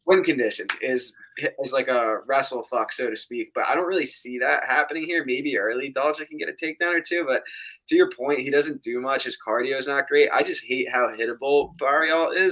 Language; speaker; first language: English; native; English